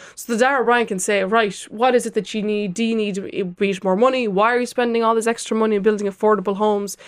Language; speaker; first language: English; non-native, fluent; Lithuanian